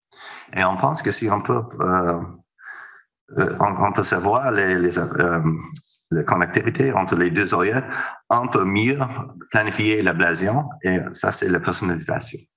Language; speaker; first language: French; non-native, fluent; English